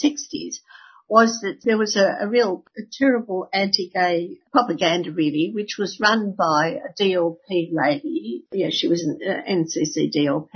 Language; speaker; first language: English; native; English